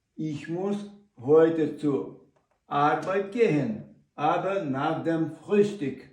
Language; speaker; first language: German; non-native, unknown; Ukrainian